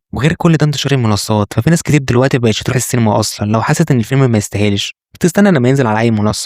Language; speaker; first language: Arabic; native; Arabic